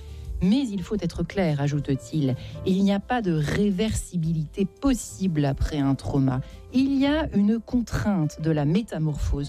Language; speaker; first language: French; native; French